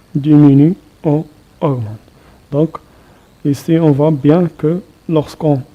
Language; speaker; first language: French; non-native, local second language; Arabic